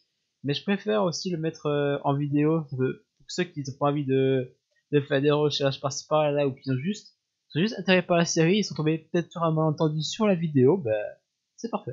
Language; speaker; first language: French; native; French